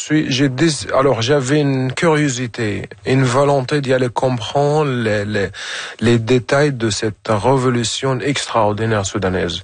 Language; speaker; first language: French; non-native, fluent; Arabic